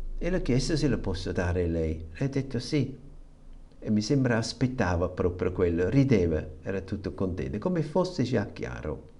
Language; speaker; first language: Italian; non-native, fluent; German